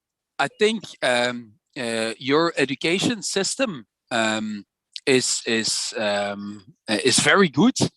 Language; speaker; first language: English; non-native, fluent; Dutch